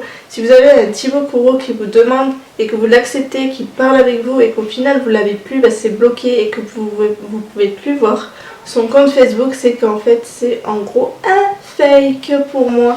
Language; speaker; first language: French; native; French